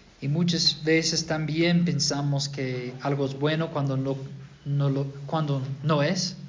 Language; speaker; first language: Spanish; non-native, fluent; English